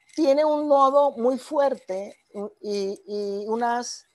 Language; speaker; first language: Spanish; native; Spanish